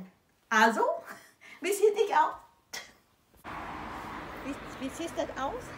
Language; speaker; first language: German; non-native, learner; Vietnamese